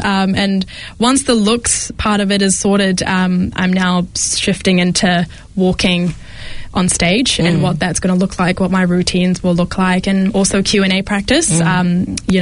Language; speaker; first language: English; early bilingual, other home language; Malayalam